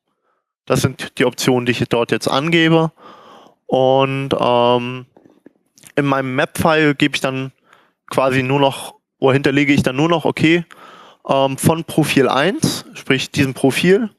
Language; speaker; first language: German; native; German